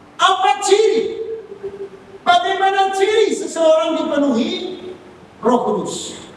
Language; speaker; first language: Indonesian; native; Indonesian